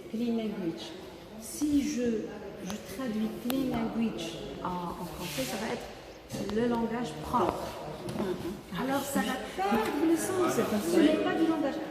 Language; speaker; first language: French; non-native, local second language; Arabic